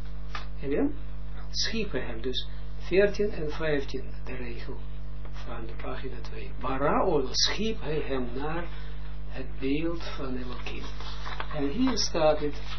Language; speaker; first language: Dutch; non-native, fluent; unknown